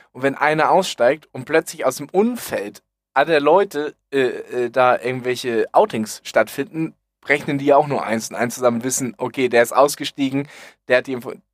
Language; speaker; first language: German; native; German